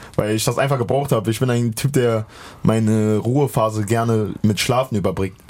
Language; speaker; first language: German; native; German